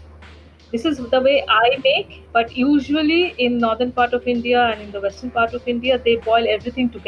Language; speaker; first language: English; non-native, local second language; Bangla